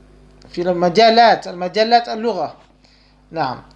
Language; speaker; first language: Arabic; non-native, fluent; Indonesian